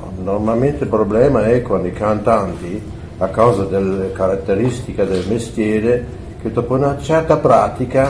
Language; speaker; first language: Italian; non-native, fluent; German